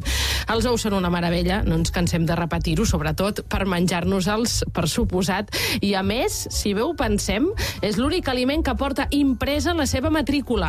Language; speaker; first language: Catalan; native; Catalan